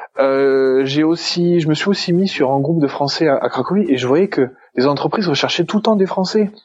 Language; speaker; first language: French; native; French